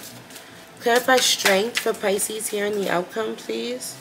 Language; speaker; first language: English; native; English